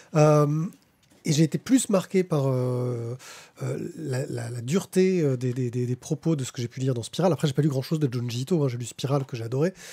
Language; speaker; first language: French; native; French